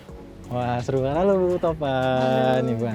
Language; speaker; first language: Indonesian; native; Indonesian